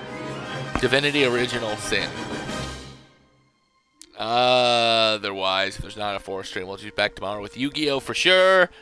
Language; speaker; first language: English; native; English